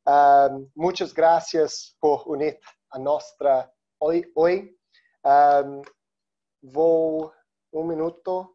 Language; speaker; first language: Spanish; non-native, learner; Portuguese